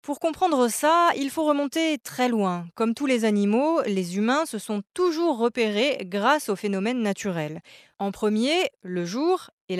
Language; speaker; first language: French; native; French